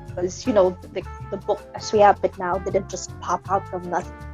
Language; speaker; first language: English; non-native, local second language; Cebuano